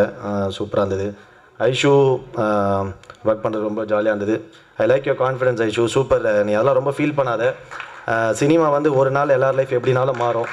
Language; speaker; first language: Tamil; native; Tamil